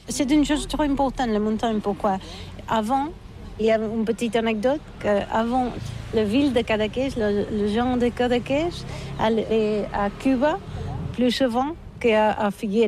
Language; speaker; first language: French; non-native, learner; Catalan